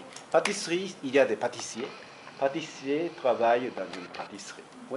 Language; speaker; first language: French; non-native, fluent; Japanese